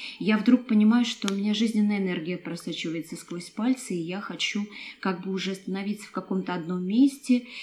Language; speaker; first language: Russian; native; Russian